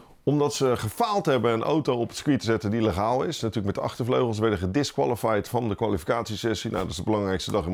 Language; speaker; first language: Dutch; native; Dutch